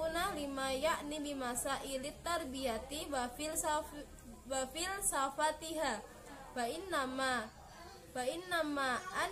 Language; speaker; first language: Arabic; non-native, learner; Indonesian